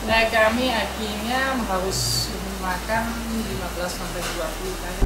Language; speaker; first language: Indonesian; non-native, fluent; Dutch